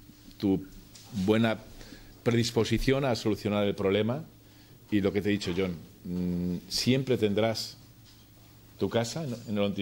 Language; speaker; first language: Spanish; native; Spanish